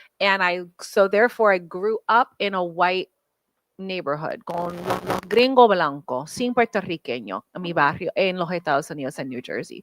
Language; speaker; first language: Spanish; non-native, learner; English